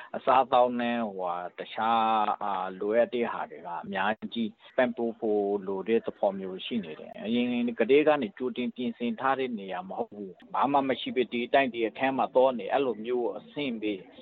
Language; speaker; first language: Burmese; native; Burmese